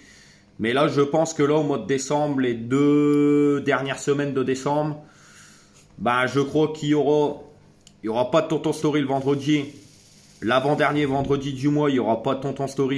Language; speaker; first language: French; native; French